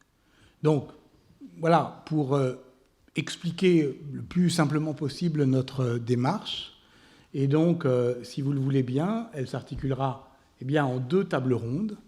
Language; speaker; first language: French; native; French